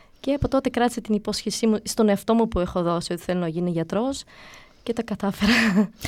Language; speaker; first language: Greek; early bilingual, other home language; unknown